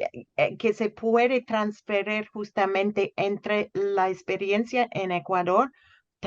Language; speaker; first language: Spanish; non-native, fluent; English